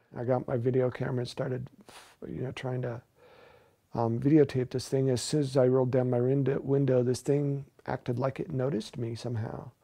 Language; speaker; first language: English; native; English